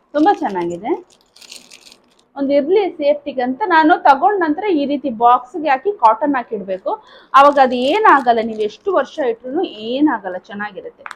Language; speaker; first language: Kannada; native; Kannada